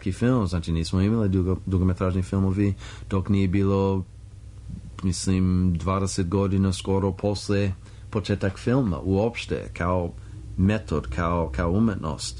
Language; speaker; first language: Serbian; non-native, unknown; English